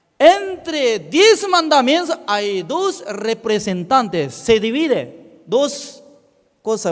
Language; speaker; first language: Spanish; non-native, fluent; Korean